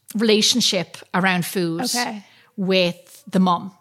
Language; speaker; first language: English; native; English